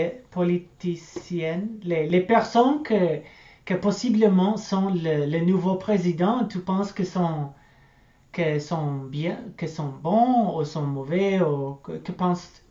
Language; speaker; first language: French; non-native, learner; English